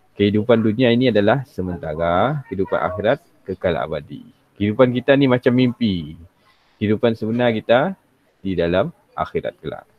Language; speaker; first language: Malay; native; Malay